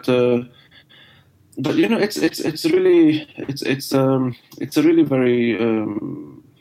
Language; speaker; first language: English; non-native, fluent; Arabic